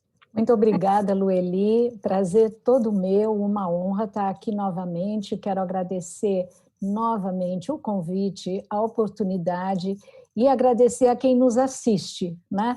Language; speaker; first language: Portuguese; native; Portuguese